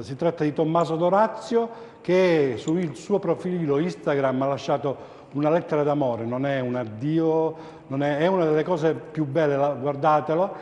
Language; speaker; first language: Italian; native; Italian